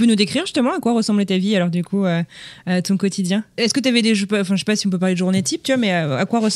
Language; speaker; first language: French; native; French